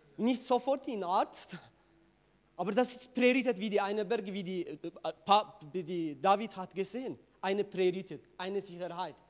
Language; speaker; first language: German; non-native, learner; Tigrinya